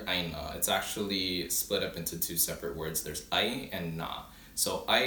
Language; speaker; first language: English; early bilingual, other home language; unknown